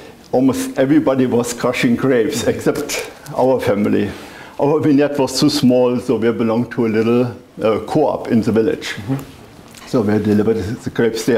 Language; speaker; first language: English; non-native, fluent; German